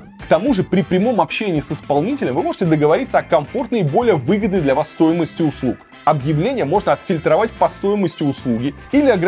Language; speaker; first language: Russian; native; Russian